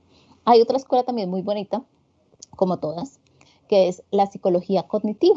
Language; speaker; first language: Spanish; native; Spanish